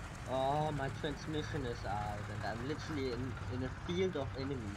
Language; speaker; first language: English; non-native, fluent; German